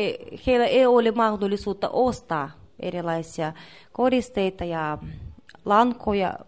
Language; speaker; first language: Finnish; non-native, learner; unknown